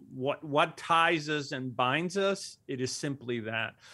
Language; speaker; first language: English; early bilingual, other home language; Spanish